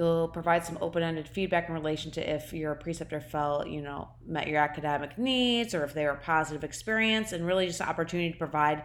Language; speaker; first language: English; native; English